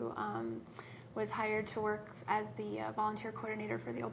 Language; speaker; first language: English; native; English